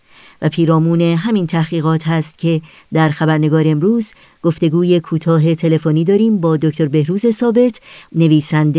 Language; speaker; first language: Persian; native; Persian